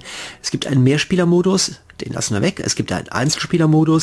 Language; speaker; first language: German; native; German